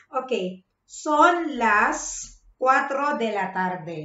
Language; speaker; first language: Spanish; non-native, fluent; Filipino